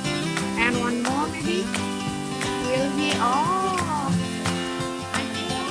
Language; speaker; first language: English; non-native, local second language; Indonesian